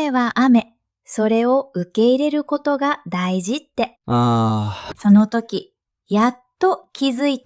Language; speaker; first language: Japanese; non-native, fluent; Vietnamese